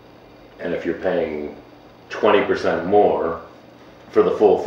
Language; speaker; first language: English; native; English